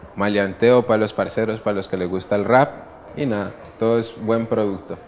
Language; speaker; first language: Spanish; early bilingual, other home language; Italian